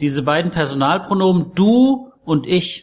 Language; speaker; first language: German; native; German